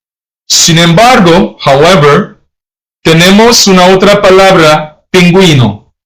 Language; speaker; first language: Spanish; non-native, learner; English